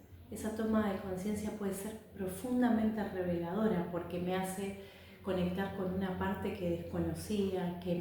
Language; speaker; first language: Spanish; native; Spanish